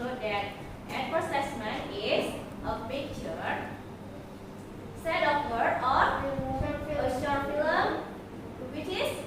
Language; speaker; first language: English; non-native, learner; Indonesian